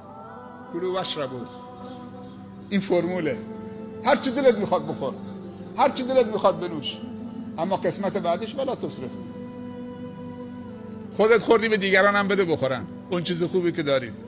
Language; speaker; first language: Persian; native; Persian